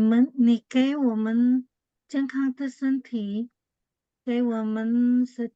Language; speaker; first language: Chinese; non-native, learner; Indonesian